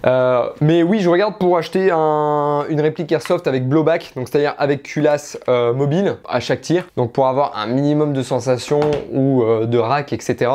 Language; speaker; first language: French; native; French